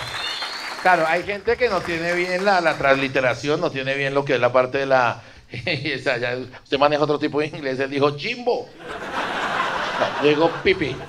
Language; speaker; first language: Spanish; native; Spanish